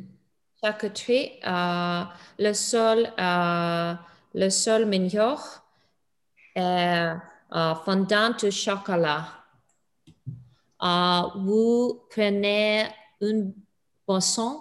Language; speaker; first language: French; non-native, learner; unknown